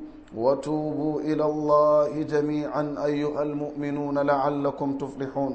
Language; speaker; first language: Arabic; non-native, fluent; Hausa